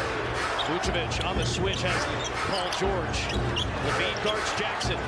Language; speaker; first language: English; native; English